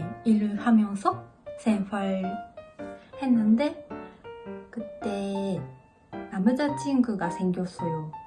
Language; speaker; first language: Korean; non-native, learner; Japanese